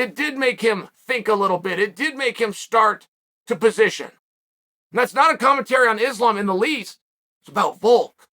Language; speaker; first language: English; native; English